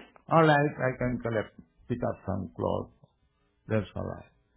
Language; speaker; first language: English; non-native, local second language; Bangla